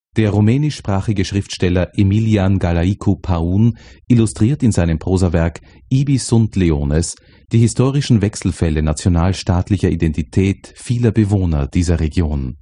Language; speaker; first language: German; native; German